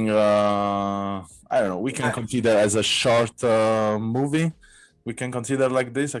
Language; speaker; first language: English; non-native, fluent; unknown